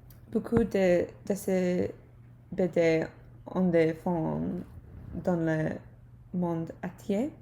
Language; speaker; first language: French; non-native, learner; English